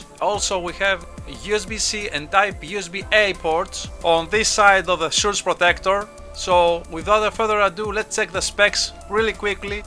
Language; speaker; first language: English; non-native, fluent; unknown